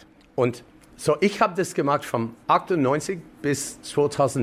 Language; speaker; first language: German; non-native, learner; English